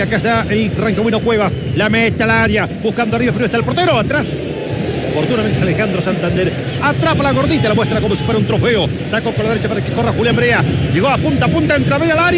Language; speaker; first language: Spanish; native; Spanish